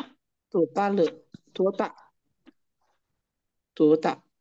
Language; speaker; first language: Chinese; non-native, learner; Indonesian